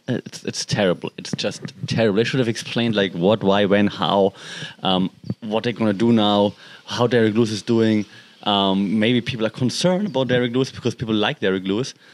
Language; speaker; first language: English; non-native, fluent; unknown